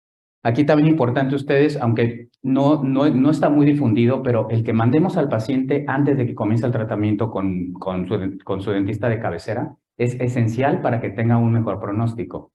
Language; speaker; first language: Spanish; native; Spanish